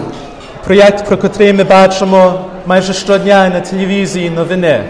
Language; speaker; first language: Ukrainian; early bilingual, heritage; Ukrainian